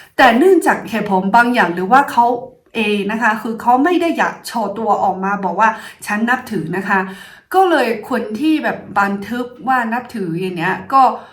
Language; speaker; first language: Thai; non-native, fluent; Chinese